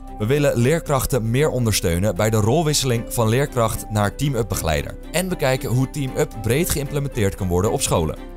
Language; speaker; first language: Dutch; native; Dutch